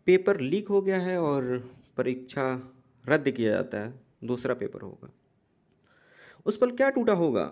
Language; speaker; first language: Hindi; native; Hindi